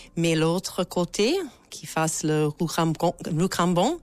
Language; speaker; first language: French; non-native, learner; English